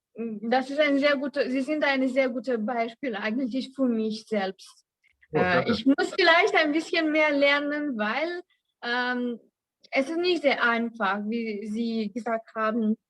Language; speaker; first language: German; non-native, learner; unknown